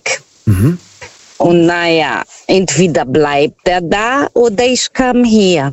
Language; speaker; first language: German; non-native, fluent; Portuguese